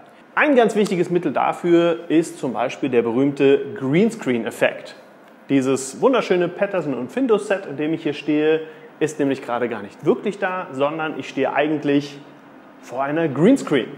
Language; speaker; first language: German; native; German